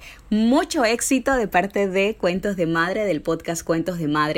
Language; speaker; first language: Spanish; native; Spanish